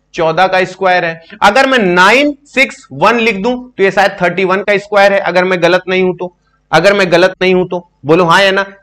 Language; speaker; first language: Hindi; native; Hindi